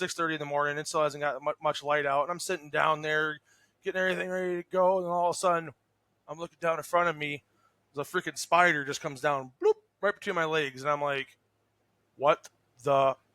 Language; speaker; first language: English; native; English